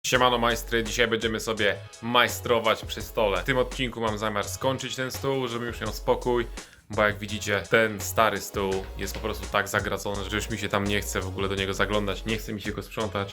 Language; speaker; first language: Polish; native; Polish